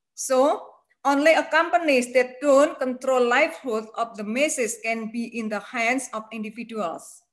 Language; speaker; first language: English; non-native, learner; Indonesian